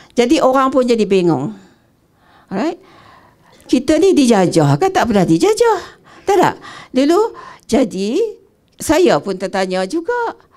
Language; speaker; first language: Malay; native; Malay